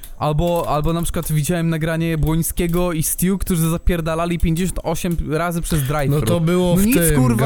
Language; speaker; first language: Polish; native; Polish